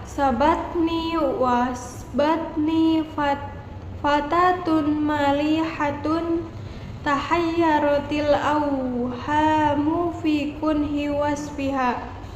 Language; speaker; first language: Arabic; non-native, learner; Indonesian